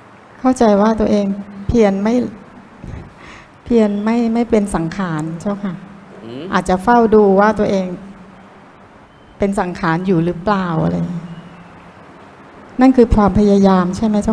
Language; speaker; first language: Thai; native; Thai